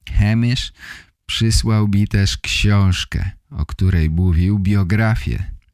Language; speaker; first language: Polish; native; Polish